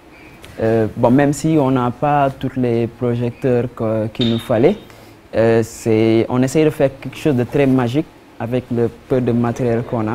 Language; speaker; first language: French; non-native, local second language; Wolof